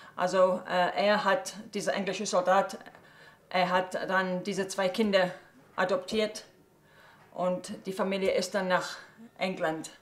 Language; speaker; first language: German; early bilingual, heritage; English